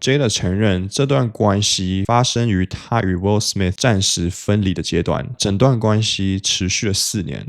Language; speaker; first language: Chinese; native; Chinese